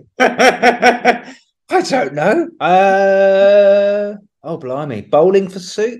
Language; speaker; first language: English; native; English